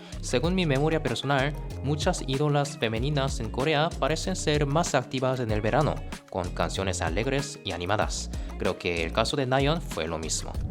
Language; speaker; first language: Spanish; non-native, fluent; Korean